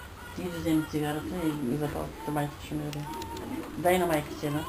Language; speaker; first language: Bulgarian; native; Bulgarian